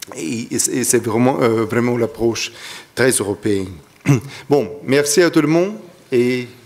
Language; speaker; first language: French; non-native, fluent; Russian